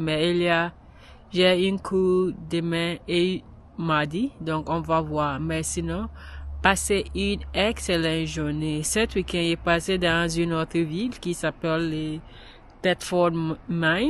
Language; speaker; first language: French; non-native, learner; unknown